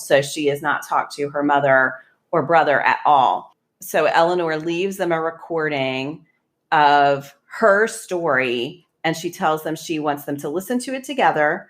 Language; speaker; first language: English; native; English